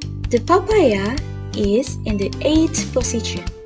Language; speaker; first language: English; non-native, fluent; Indonesian